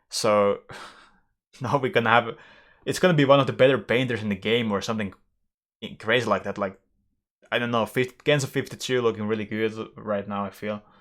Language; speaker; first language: English; non-native, fluent; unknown